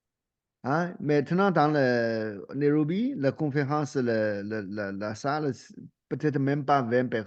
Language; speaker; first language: French; non-native, fluent; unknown